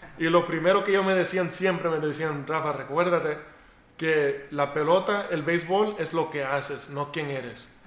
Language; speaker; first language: Spanish; early bilingual, heritage; Spanish